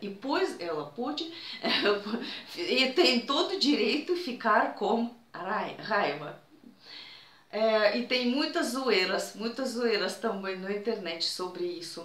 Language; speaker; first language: Portuguese; non-native, fluent; Russian